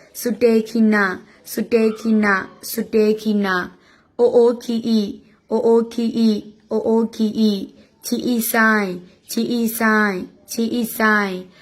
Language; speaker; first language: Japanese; non-native, fluent; Burmese